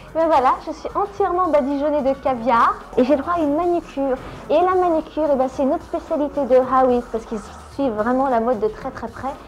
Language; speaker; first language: French; native; French